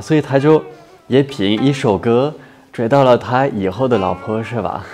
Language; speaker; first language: Chinese; non-native, fluent; French